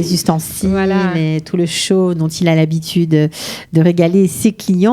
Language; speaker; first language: French; native; French